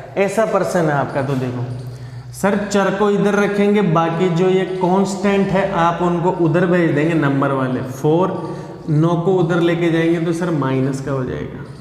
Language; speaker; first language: Hindi; native; Hindi